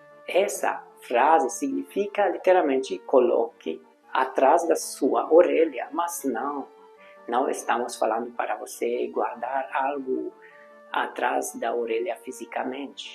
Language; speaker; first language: Portuguese; non-native, fluent; Hungarian